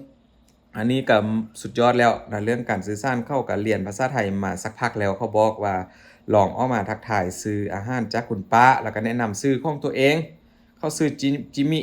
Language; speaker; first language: Thai; non-native, local second language; Northeastern Thai